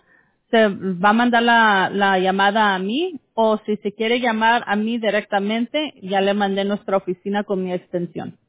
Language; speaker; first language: Spanish; early bilingual, heritage; English